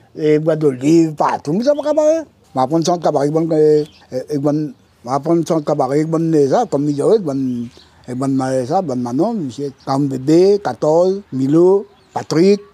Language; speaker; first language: French; non-native, local second language; Réunion Creole French